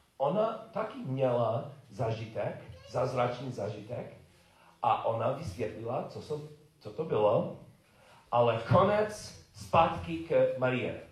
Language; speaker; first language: Czech; non-native, learner; English